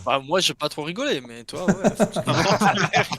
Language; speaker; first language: French; native; French